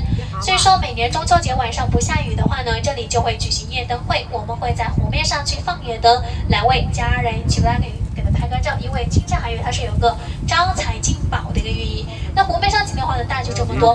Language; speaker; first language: Chinese; native; Chinese